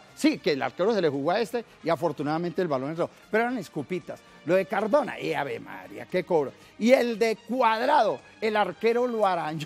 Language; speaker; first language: Spanish; native; Spanish